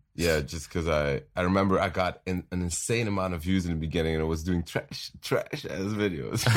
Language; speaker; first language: English; non-native, fluent; Dutch